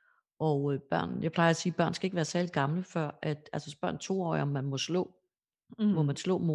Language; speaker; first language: Danish; native; Danish